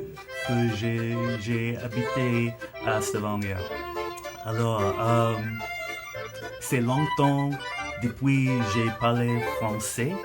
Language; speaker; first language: French; non-native, learner; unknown